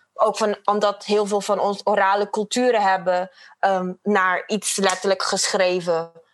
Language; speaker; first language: Dutch; non-native, fluent; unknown